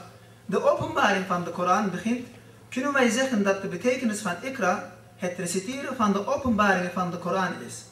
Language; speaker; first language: Dutch; non-native, fluent; Turkish